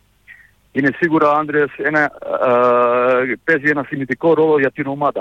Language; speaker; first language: Greek; non-native, fluent; Serbian